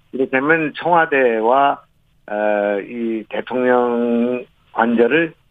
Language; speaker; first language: Korean; native; Korean